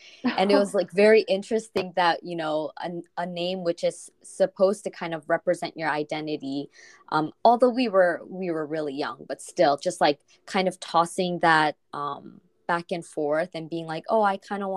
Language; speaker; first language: English; non-native, fluent; Korean